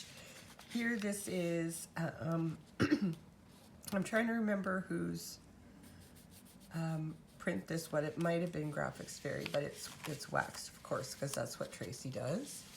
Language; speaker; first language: English; native; English